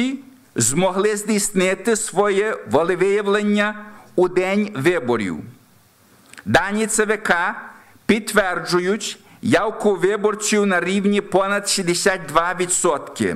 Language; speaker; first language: Ukrainian; early bilingual, heritage; Ukrainian